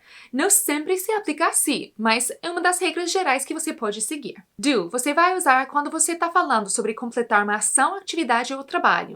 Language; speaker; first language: Portuguese; non-native, fluent; English